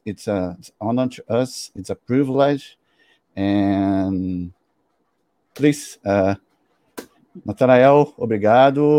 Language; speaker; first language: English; non-native, learner; Portuguese